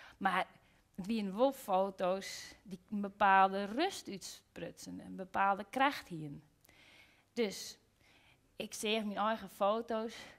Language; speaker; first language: Dutch; non-native, local second language; Western Frisian